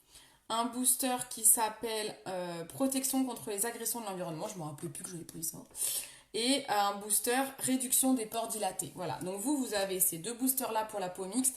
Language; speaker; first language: French; native; French